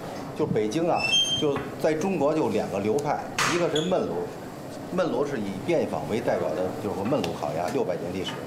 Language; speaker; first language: Chinese; native; Chinese